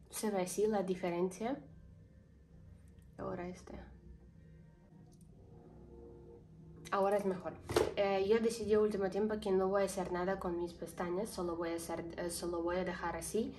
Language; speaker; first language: Spanish; non-native, learner; Ukrainian